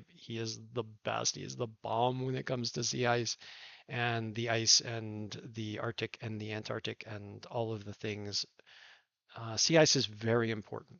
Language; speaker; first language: English; native; English